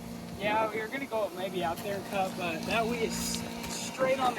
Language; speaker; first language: English; native; English